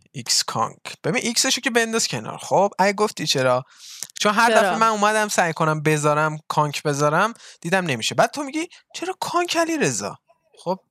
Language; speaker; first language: Persian; early bilingual, heritage; Persian